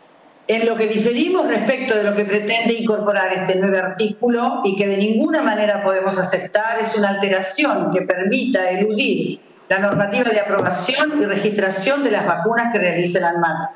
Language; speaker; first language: Spanish; native; Spanish